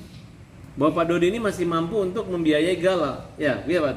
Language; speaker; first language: Indonesian; native; Indonesian